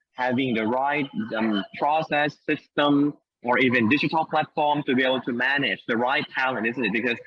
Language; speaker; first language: English; non-native, fluent; Thai